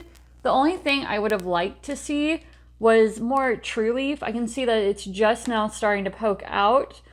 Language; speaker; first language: English; native; English